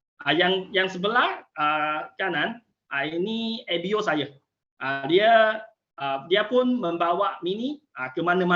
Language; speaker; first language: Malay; non-native, local second language; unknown